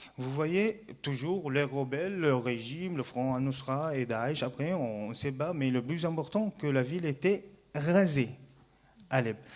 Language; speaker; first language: French; non-native, fluent; Arabic